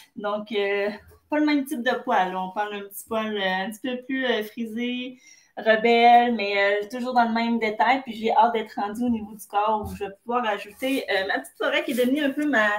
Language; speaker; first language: French; native; French